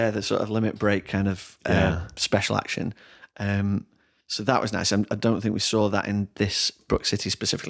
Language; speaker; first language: English; native; English